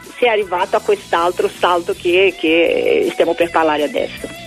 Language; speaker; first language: Italian; non-native, fluent; Portuguese